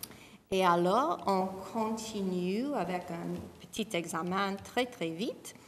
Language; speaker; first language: French; non-native, fluent; English